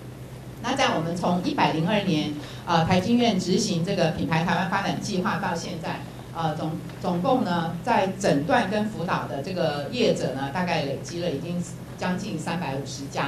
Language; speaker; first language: Chinese; native; Chinese